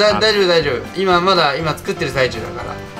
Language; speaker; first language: Japanese; native; Japanese